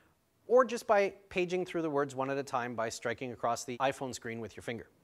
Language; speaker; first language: English; native; English